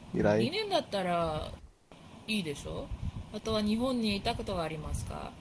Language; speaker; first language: Japanese; non-native, learner; Spanish